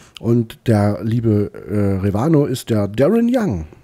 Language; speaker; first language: German; native; German